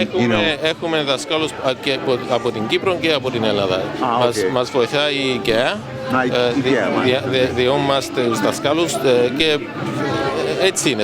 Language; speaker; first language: Greek; early bilingual, heritage; Greek